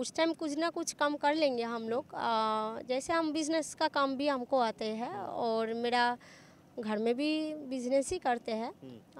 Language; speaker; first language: Hindi; non-native, local second language; Bangla